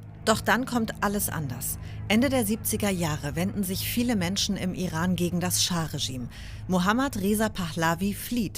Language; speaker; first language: German; native; German